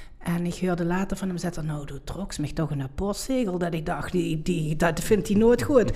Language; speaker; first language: Dutch; native; Dutch